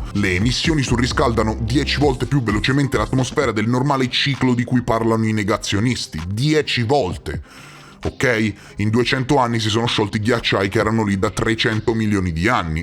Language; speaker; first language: Italian; native; Italian